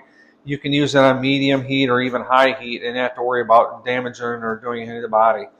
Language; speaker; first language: English; native; English